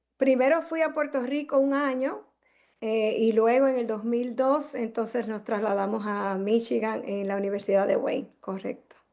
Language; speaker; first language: Spanish; native; Spanish